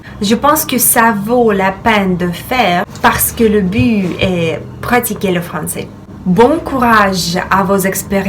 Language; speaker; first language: French; non-native, fluent; Russian